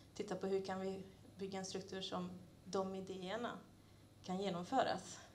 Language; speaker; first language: Swedish; non-native, fluent; Hungarian